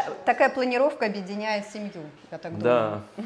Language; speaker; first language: Russian; native; Russian